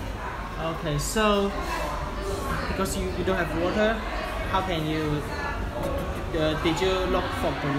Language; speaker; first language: English; non-native, fluent; Cantonese